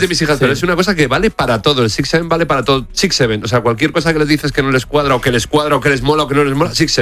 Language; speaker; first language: Spanish; native; Spanish